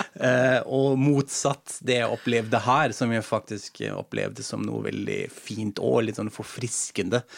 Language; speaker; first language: Norwegian; non-native, fluent; German